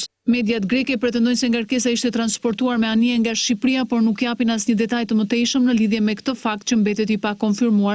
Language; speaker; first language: Albanian; native; Albanian